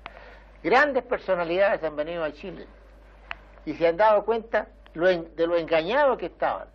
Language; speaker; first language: Spanish; native; Spanish